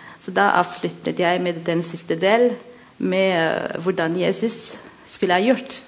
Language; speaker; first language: Norwegian; non-native, learner; Malagasy